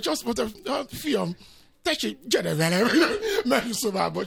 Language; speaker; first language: Hungarian; non-native, fluent; Yoruba